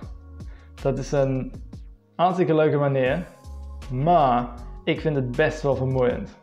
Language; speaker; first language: Dutch; non-native, fluent; English